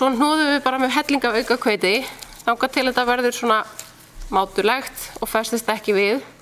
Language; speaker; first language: Icelandic; native; Icelandic